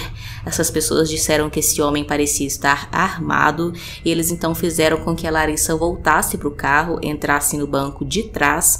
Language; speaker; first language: Portuguese; native; Portuguese